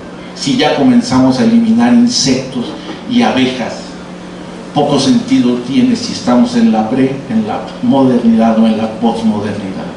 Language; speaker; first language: Spanish; native; Spanish